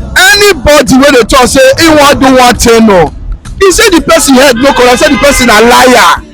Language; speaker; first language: Nigerian Pidgin; native; Nigerian Pidgin